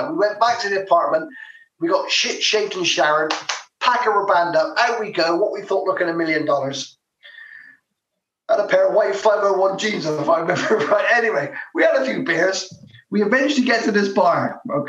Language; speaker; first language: English; native; English